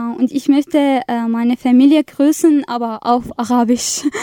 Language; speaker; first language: German; non-native, learner; Arabic